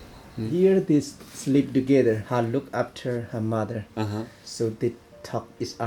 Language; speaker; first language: English; non-native, learner; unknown